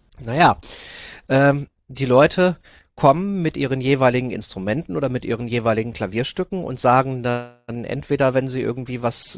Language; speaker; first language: German; native; German